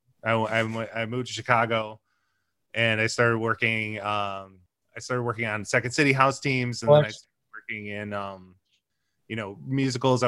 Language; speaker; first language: English; native; English